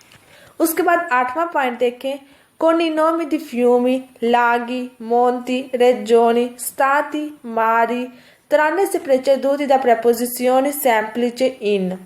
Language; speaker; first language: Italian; non-native, fluent; Urdu